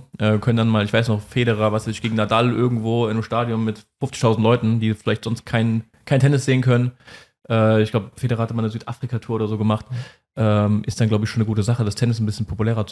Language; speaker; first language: German; native; German